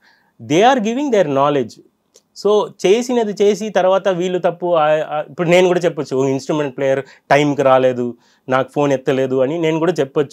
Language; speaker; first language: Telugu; non-native, fluent; Tamil